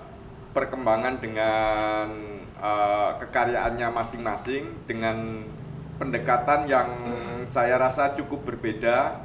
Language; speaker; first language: Indonesian; non-native, local second language; Javanese